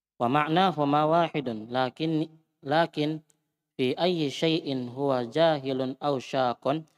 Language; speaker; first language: Arabic; non-native, fluent; Indonesian